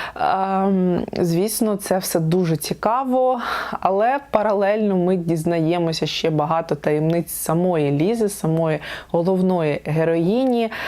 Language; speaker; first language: Ukrainian; native; Ukrainian